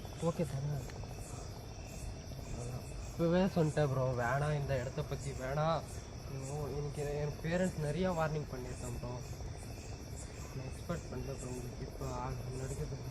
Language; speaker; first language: Tamil; non-native, local second language; Kannada